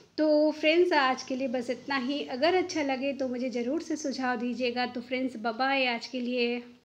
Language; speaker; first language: Hindi; non-native, local second language; Bangla